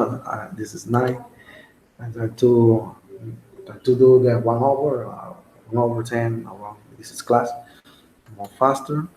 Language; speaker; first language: English; non-native, learner; Spanish